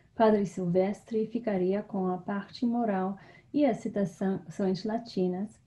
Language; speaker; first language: Portuguese; non-native, fluent; English